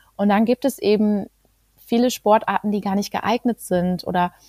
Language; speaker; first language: German; native; German